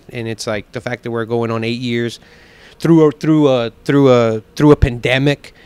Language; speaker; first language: English; native; English